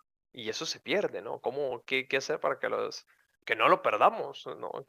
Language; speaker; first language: Spanish; native; Spanish